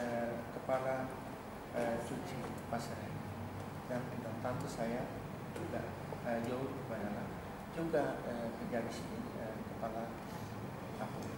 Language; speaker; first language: Indonesian; early bilingual, heritage; Dutch